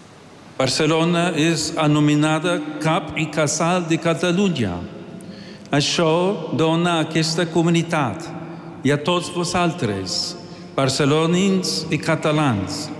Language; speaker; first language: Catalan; non-native, learner; English